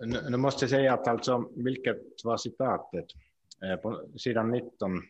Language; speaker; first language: Swedish; non-native, local second language; Finnish